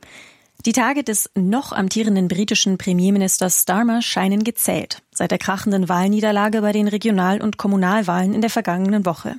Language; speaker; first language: German; native; German